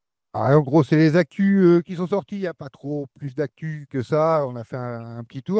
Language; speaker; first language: French; native; French